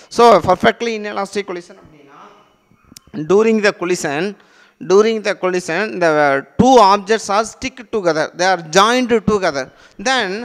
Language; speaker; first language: English; non-native, local second language; Tamil